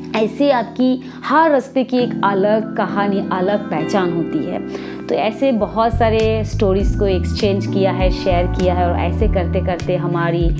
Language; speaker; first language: Hindi; non-native, local second language; Marathi